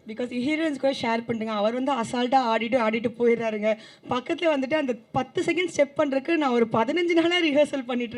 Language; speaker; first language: Tamil; native; Tamil